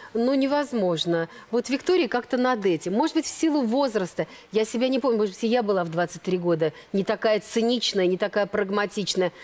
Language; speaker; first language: Russian; native; Russian